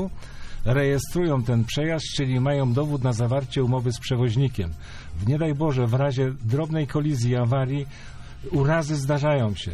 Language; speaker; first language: Polish; native; Polish